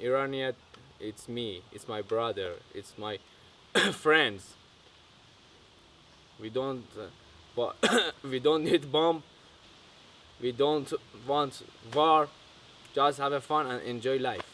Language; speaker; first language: English; non-native, learner; Persian